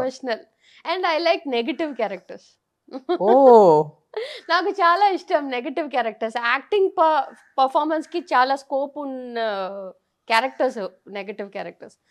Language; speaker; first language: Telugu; non-native, fluent; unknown